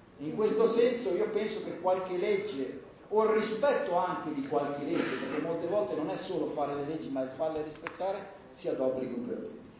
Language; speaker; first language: Italian; native; Italian